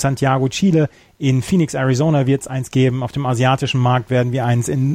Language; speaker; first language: German; native; German